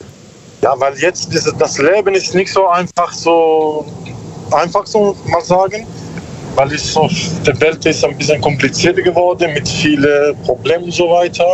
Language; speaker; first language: German; non-native, learner; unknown